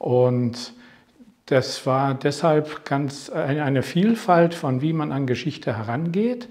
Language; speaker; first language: German; non-native, fluent; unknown